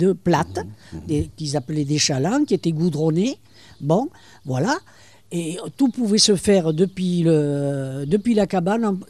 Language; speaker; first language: French; native; French